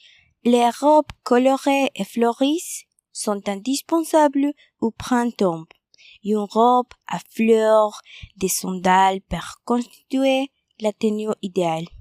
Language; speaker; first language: French; non-native, learner; Spanish